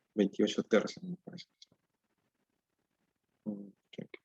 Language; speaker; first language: Spanish; native; Spanish